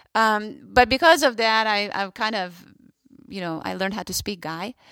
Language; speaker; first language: English; non-native, fluent; Hungarian